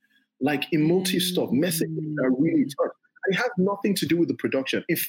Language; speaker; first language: English; non-native, local second language; Yoruba